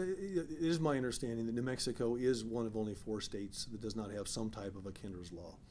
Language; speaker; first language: English; native; English